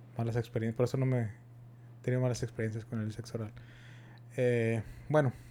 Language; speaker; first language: Spanish; early bilingual, heritage; Spanish